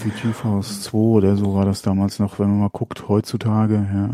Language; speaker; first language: German; native; German